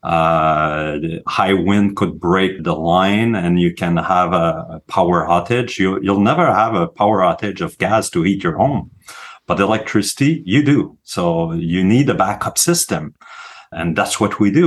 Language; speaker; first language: English; non-native, fluent; French